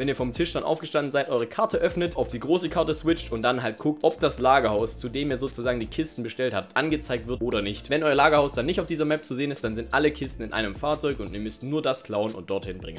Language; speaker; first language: German; native; German